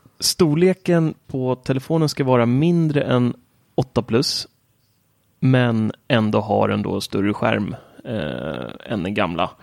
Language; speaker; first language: Swedish; native; Swedish